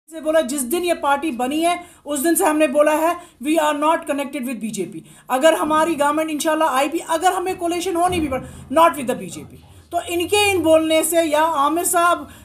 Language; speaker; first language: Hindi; non-native, local second language; Kashmiri